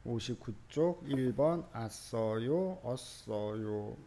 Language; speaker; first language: Korean; native; Korean